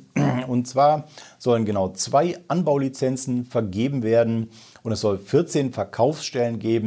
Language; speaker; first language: German; native; German